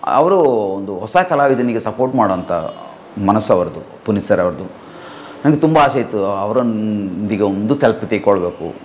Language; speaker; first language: Kannada; non-native, local second language; Malayalam